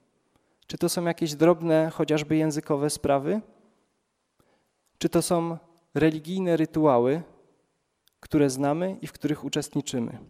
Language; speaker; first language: Polish; native; Polish